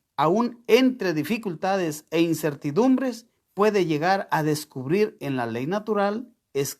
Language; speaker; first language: Spanish; native; Spanish